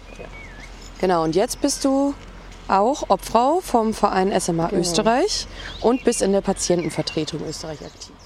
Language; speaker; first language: German; native; German